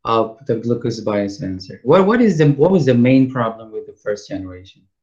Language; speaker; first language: English; non-native, local second language; Malay